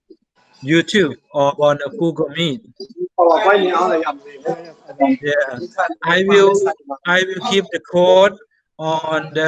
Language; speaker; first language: English; non-native, fluent; Thai